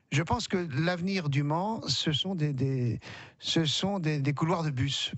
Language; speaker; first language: French; native; French